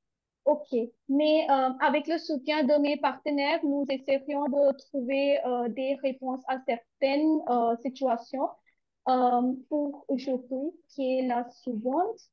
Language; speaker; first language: French; non-native, learner; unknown